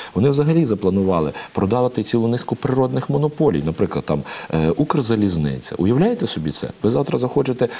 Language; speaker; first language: Ukrainian; native; Ukrainian